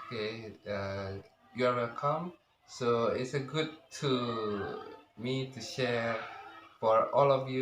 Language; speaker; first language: English; non-native, learner; Indonesian